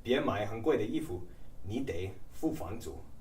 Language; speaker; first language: Chinese; non-native, fluent; English